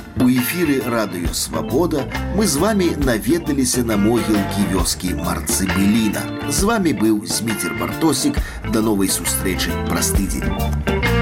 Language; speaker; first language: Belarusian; native; Belarusian